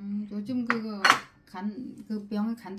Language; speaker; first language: Korean; non-native, learner; Vietnamese